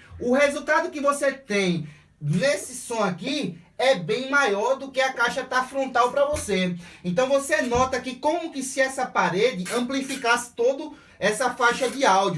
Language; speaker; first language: Portuguese; native; Portuguese